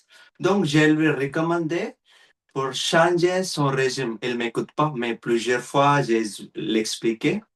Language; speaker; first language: French; non-native, learner; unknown